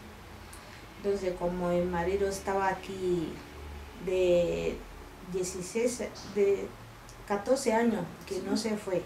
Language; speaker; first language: Spanish; non-native, fluent; Bambara